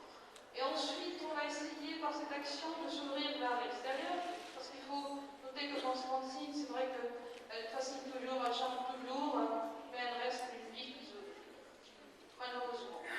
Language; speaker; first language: French; non-native, local second language; Arabic